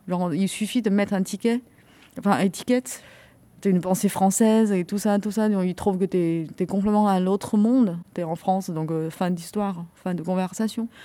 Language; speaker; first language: French; non-native, fluent; Chinese